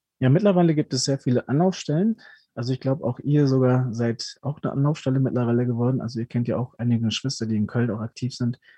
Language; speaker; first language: German; early bilingual, other home language; Spanish